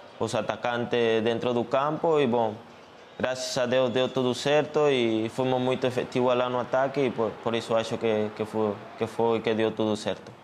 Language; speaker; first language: Portuguese; non-native, learner; Spanish